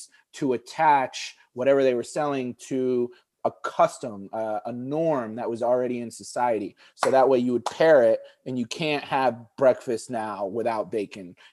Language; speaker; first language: English; early bilingual, other home language; Arabic